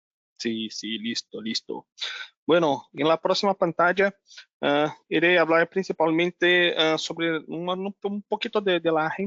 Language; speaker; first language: Spanish; non-native, learner; Portuguese